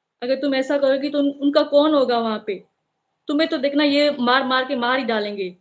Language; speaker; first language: Urdu; non-native, local second language; Sindhi